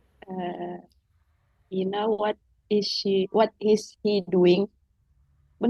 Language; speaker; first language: English; non-native, learner; Indonesian